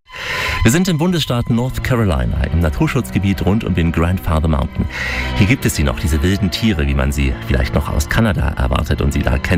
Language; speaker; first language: German; native; German